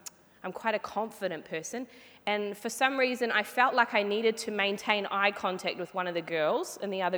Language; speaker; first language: English; native; English